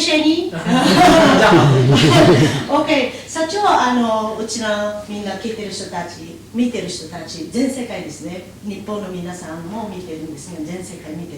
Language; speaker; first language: Japanese; non-native, learner; Filipino